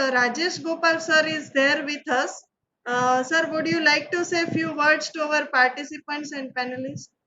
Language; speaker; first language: English; non-native, local second language; Gujarati